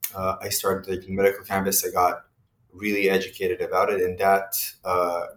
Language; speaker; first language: English; non-native, fluent; Hebrew